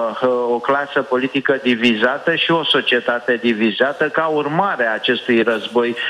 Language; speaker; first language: Romanian; native; Romanian